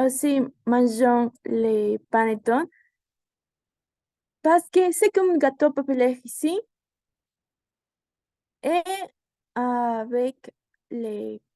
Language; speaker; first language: French; non-native, learner; Spanish